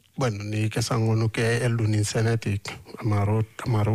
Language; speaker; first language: Basque; non-native, fluent; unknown